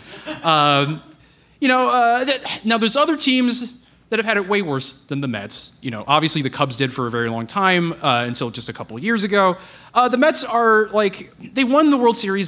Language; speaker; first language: English; native; English